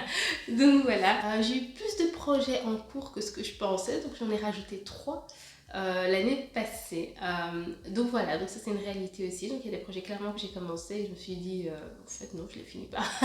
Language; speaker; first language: French; native; French